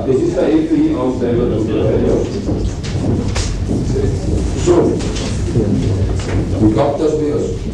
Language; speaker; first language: German; native; German